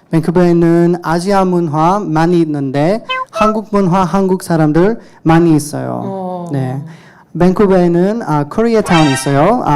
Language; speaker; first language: Korean; non-native, learner; English